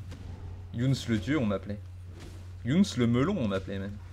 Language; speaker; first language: French; native; French